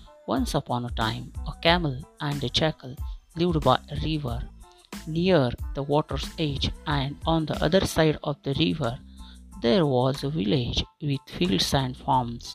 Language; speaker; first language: English; non-native, local second language; Marathi